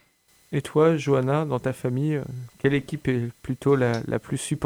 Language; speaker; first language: French; native; French